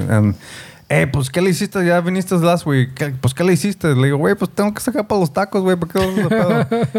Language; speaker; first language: Spanish; early bilingual, heritage; Spanish